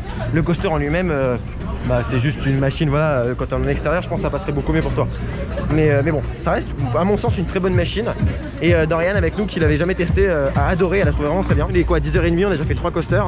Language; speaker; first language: French; native; French